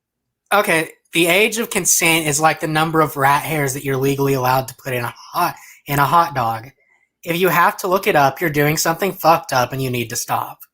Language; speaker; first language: English; native; English